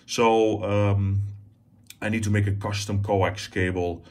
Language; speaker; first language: English; non-native, fluent; Dutch